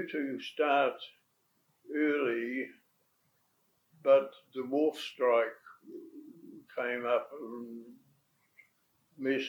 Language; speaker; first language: English; native; English